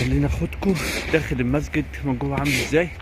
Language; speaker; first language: Arabic; native; Arabic